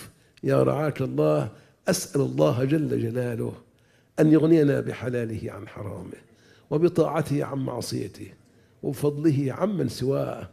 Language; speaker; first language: Arabic; native; Arabic